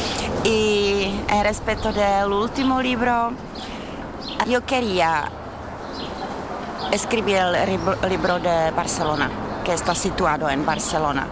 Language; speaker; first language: Spanish; non-native, learner; Czech